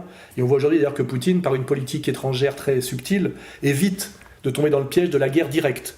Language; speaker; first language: French; native; French